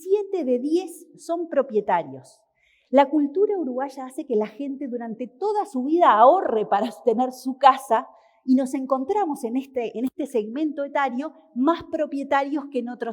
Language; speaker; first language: Spanish; native; Spanish